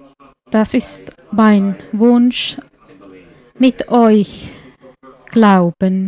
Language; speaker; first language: German; non-native, fluent; Swedish